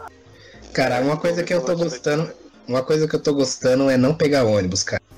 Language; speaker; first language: Portuguese; native; Portuguese